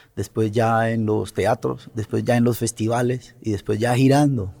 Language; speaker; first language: Spanish; native; Spanish